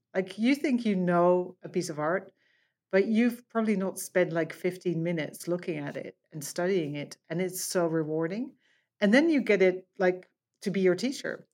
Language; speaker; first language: English; non-native, fluent; Dutch